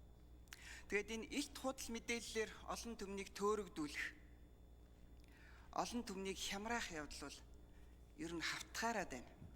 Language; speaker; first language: Mongolian; native; Mongolian